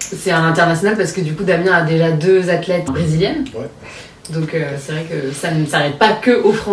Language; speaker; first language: French; native; French